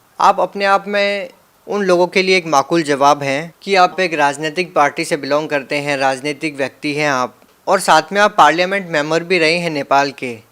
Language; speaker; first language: Hindi; native; Hindi